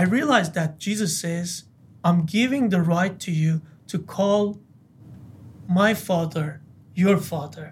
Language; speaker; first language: English; non-native, fluent; Persian